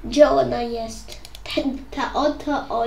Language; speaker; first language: Polish; early bilingual, heritage; Polish